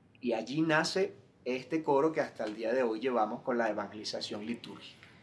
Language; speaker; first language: Spanish; native; Spanish